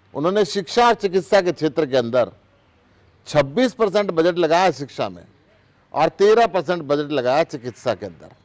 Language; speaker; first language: Hindi; native; Hindi